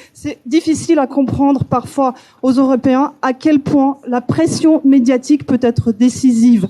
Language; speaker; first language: French; non-native, fluent; Ukrainian